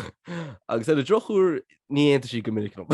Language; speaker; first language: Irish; non-native, local second language; English